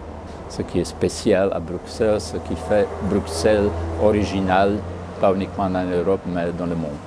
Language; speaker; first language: French; non-native, fluent; Slovak